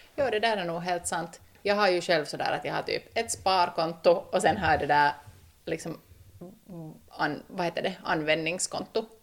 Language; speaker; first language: Swedish; native; Swedish